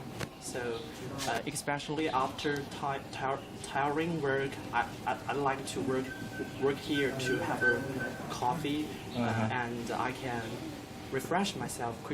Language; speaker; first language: English; non-native, learner; Chinese